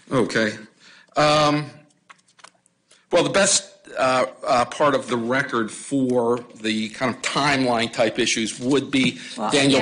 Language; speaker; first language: English; native; English